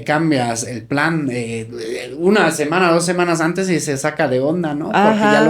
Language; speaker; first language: Spanish; native; Spanish